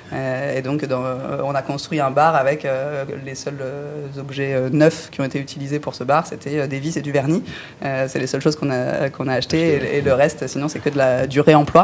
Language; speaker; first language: French; native; French